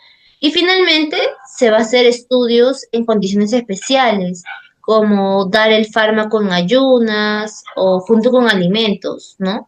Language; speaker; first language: Spanish; native; Spanish